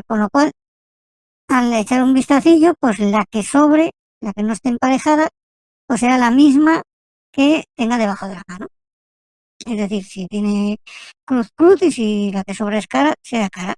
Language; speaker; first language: Spanish; native; Spanish